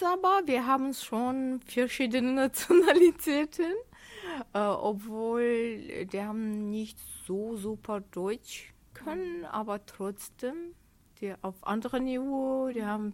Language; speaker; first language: German; non-native, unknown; Azerbaijani